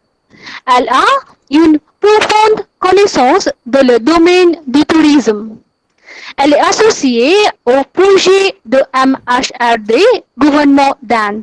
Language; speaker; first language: French; non-native, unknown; Bangla